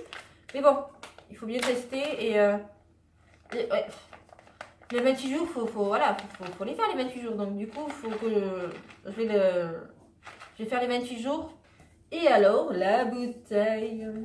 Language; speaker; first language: French; native; French